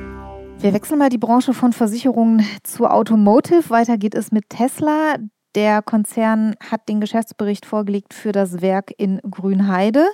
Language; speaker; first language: German; native; German